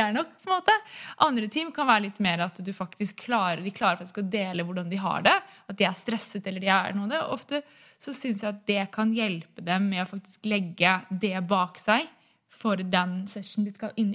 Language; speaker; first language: Norwegian; native; Norwegian